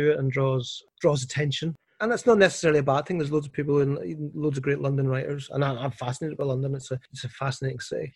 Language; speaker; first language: English; native; English